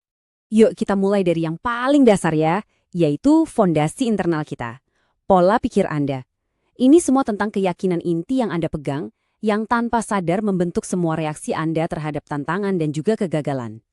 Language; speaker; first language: Indonesian; native; Indonesian